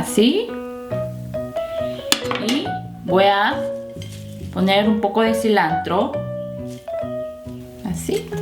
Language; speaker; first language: Spanish; non-native, fluent; Korean